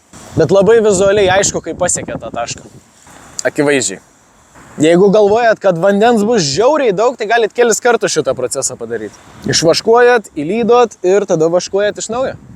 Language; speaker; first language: Lithuanian; native; Lithuanian